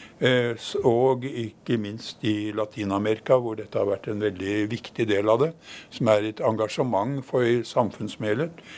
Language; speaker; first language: Norwegian; native; Norwegian